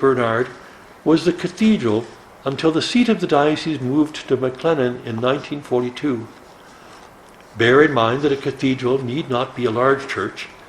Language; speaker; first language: English; native; English